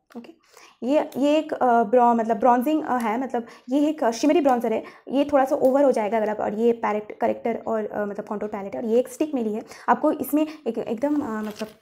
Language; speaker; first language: Hindi; non-native, local second language; Bangla